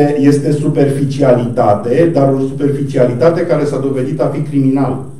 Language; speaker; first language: Romanian; native; Romanian